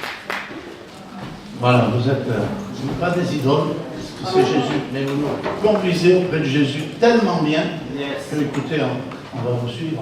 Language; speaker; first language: French; native; French